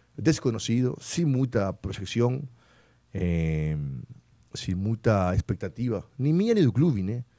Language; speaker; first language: Spanish; native; Spanish